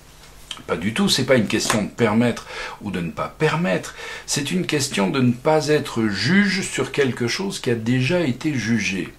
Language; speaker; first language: French; native; French